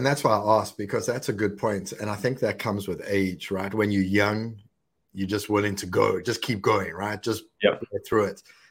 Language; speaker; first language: English; native; English